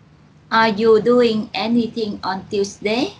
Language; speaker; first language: English; non-native, learner; Vietnamese